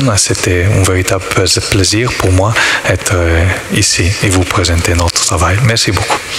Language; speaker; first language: French; non-native, learner; Italian